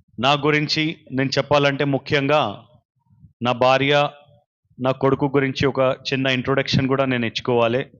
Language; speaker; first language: Telugu; non-native, local second language; Urdu